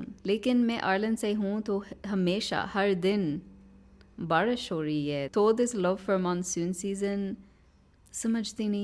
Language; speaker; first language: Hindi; non-native, learner; English